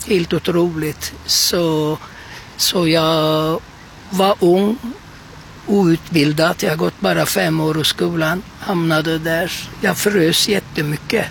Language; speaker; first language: Swedish; non-native, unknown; Turkish